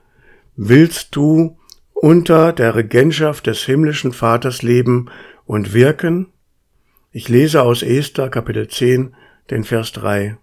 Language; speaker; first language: German; native; German